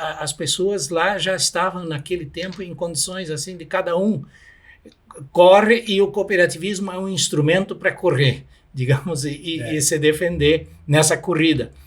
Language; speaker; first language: Portuguese; non-native, local second language; German